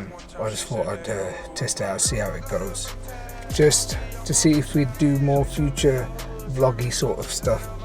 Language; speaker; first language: English; native; English